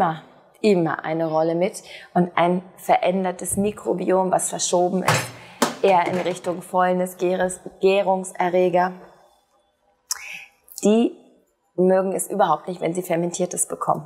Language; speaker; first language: German; native; German